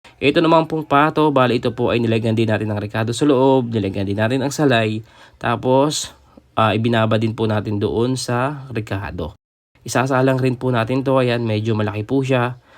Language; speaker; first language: Filipino; native; Filipino